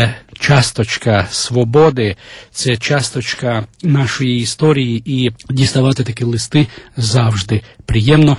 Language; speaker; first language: Ukrainian; native; Ukrainian